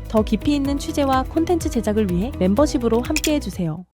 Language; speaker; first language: Korean; native; Korean